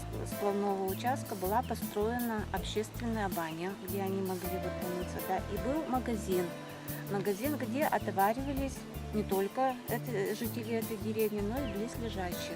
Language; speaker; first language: Russian; native; Russian